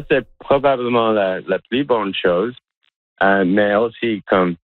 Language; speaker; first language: French; non-native, local second language; English